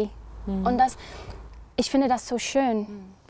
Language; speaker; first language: German; non-native, learner; English